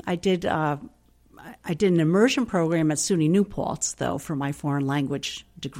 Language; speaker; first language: English; native; English